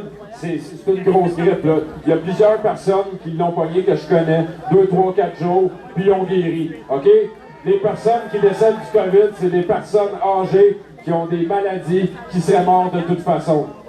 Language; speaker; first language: French; native; French